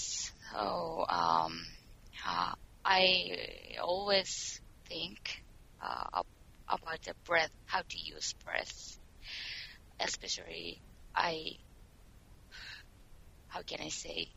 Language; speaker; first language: English; non-native, learner; Japanese